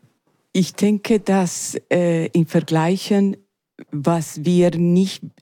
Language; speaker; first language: German; non-native, learner; Spanish